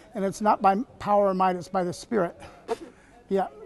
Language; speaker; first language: English; native; English